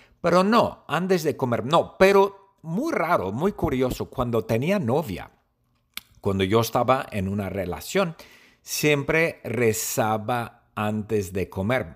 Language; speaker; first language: Spanish; non-native, learner; English